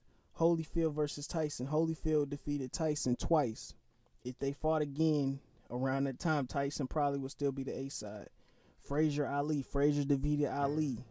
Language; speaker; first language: English; native; English